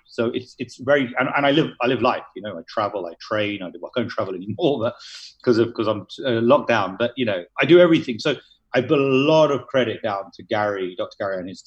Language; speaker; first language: English; native; English